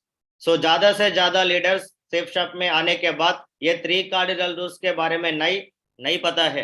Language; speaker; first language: Hindi; non-native, local second language; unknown